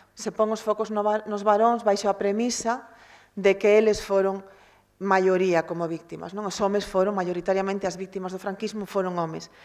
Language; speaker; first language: Galician; native; Galician